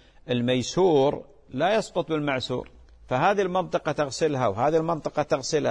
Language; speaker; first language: Arabic; native; Arabic